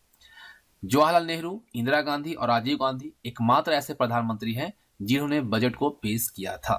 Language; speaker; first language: Hindi; native; Hindi